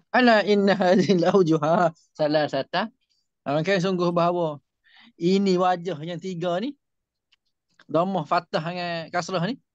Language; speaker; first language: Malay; native; Malay